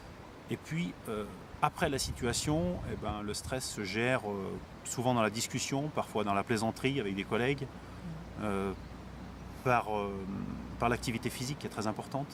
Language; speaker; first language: French; native; French